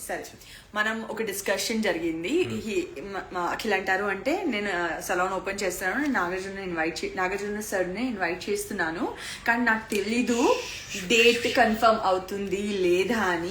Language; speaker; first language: Telugu; non-native, learner; Gujarati